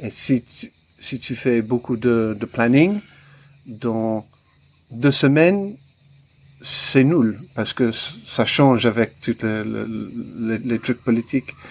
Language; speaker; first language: French; non-native, learner; English